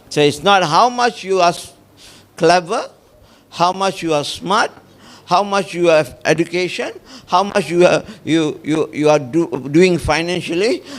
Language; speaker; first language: English; non-native, local second language; Tamil